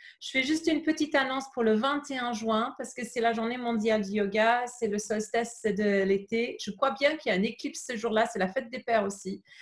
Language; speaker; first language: French; non-native, fluent; English